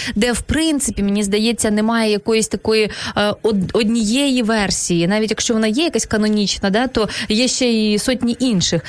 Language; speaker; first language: Ukrainian; native; Ukrainian